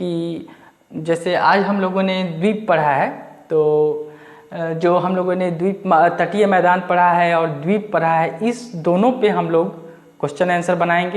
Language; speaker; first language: Hindi; native; Hindi